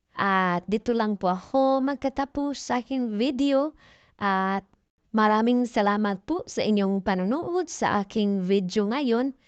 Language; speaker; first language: Filipino; non-native, local second language; Cebuano